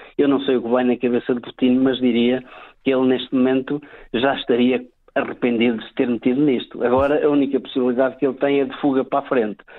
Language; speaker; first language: Portuguese; native; Portuguese